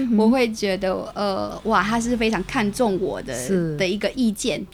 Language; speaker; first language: Chinese; native; Chinese